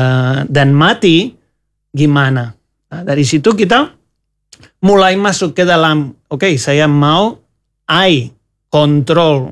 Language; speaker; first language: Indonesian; non-native, learner; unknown